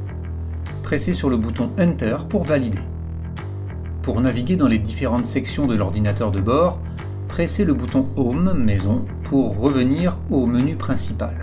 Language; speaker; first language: French; native; French